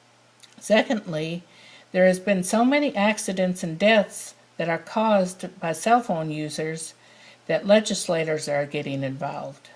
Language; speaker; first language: English; native; English